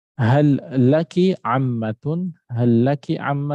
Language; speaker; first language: Arabic; non-native, fluent; Filipino